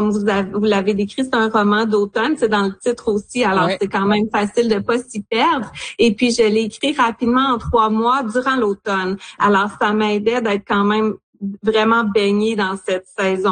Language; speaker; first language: French; native; French